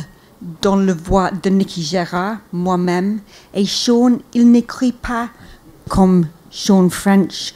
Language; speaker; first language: French; non-native, fluent; English